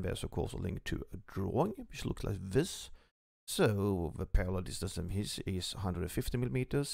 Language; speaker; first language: English; non-native, fluent; Swedish